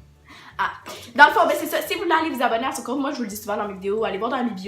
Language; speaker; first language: French; native; French